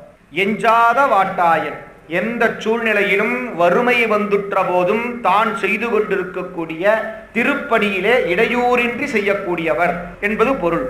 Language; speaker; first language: Tamil; native; Tamil